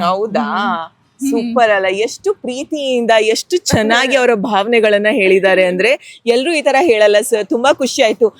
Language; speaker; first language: Kannada; native; Kannada